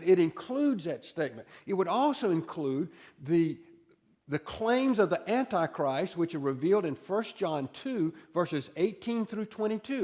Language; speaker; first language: English; native; English